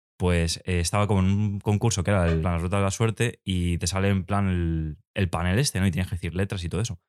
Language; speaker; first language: Spanish; native; Spanish